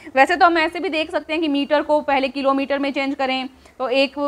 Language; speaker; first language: Hindi; native; Hindi